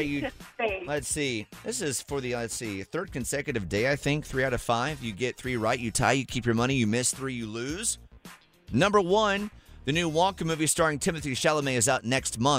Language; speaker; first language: English; native; English